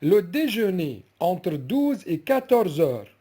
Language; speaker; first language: French; non-native, fluent; Arabic